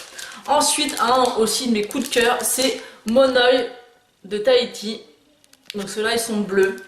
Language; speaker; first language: French; native; French